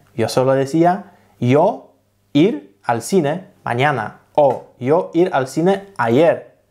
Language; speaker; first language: Spanish; non-native, fluent; Polish